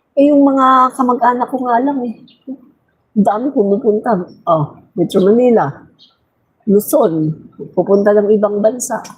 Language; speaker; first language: Filipino; non-native, local second language; Cebuano